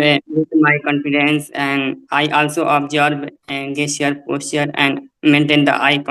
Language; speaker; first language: English; non-native, learner; Hindi